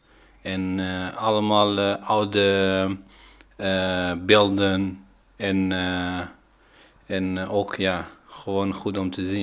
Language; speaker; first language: Dutch; non-native, fluent; Arabic